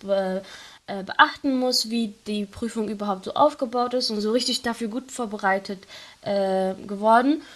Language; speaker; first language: German; non-native, fluent; Arabic